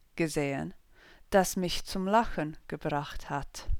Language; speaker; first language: German; non-native, fluent; English